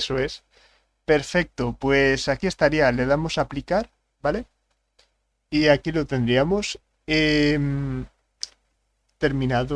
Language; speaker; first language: Spanish; native; Spanish